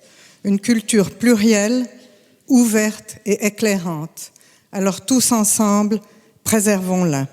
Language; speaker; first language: French; native; French